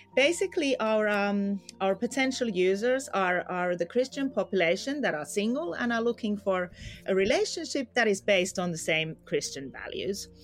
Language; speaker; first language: English; non-native, fluent; Finnish